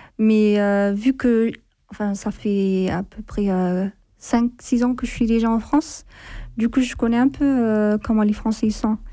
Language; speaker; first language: French; non-native, fluent; Amharic